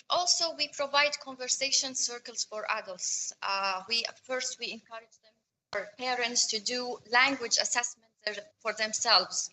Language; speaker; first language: English; non-native, fluent; Arabic